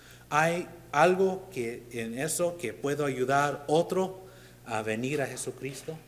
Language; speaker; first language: Spanish; non-native, learner; English